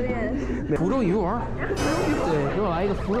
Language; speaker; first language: Chinese; non-native, fluent; English